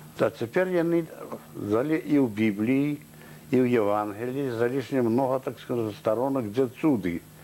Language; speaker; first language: Belarusian; native; Belarusian